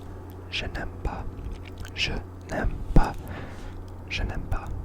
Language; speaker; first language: French; non-native, learner; English